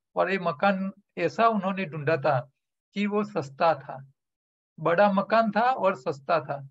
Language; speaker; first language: Hindi; non-native, local second language; Gujarati